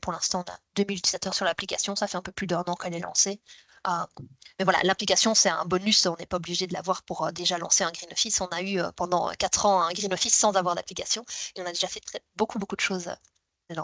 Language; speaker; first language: French; native; French